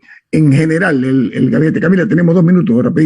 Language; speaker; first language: Spanish; native; Spanish